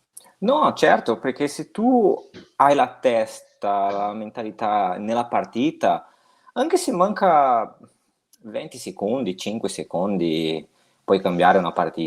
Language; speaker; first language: Italian; non-native, fluent; Portuguese